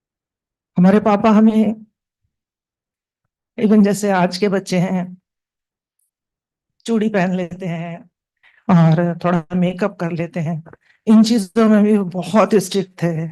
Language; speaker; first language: Hindi; native; Hindi